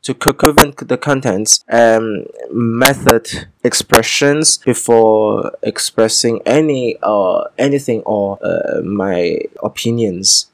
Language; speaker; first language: English; non-native, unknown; Vietnamese